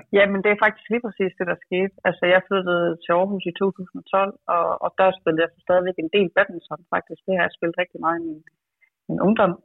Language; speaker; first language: Danish; native; Danish